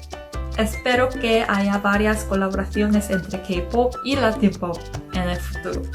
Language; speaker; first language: Spanish; non-native, learner; Korean